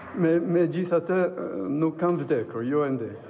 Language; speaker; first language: Albanian; non-native, fluent; English